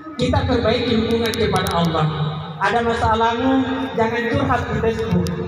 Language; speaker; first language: Indonesian; non-native, local second language; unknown